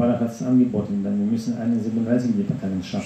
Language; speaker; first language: German; non-native, fluent; Russian